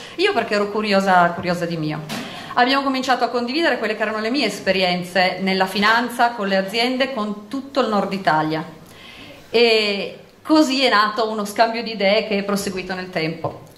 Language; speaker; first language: Italian; native; Italian